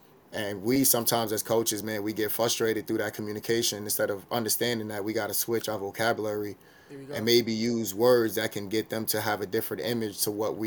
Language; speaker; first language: English; native; English